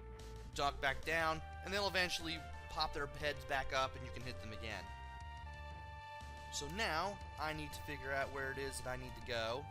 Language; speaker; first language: English; native; English